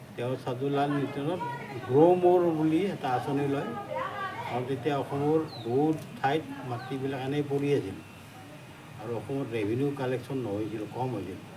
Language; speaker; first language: Assamese; native; Assamese